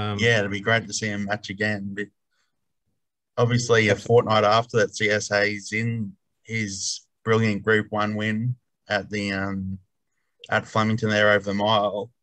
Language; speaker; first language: English; native; English